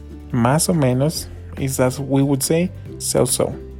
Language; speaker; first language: English; non-native, fluent; Spanish